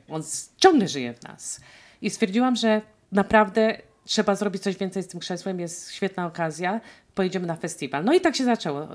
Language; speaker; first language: Polish; native; Polish